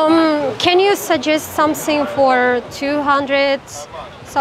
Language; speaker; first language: English; non-native, learner; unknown